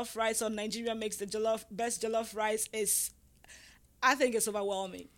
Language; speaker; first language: English; non-native, local second language; Ga